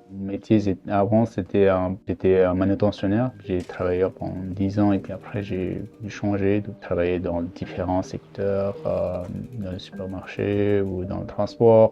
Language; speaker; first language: French; non-native, fluent; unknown